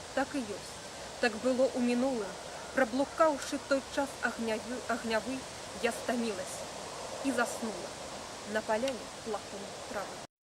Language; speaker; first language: Belarusian; native; Belarusian